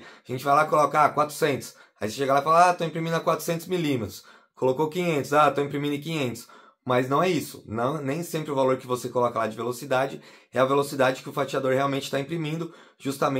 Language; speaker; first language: Portuguese; native; Portuguese